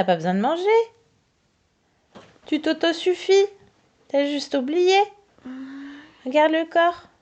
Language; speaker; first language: French; native; French